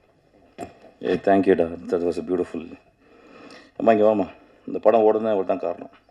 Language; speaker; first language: Tamil; native; Tamil